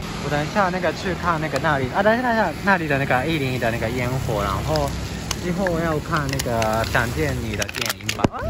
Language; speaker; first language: Chinese; non-native, fluent; Japanese